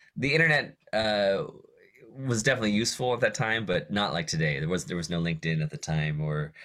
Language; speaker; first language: English; native; English